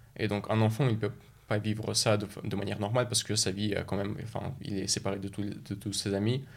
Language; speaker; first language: French; early bilingual, other home language; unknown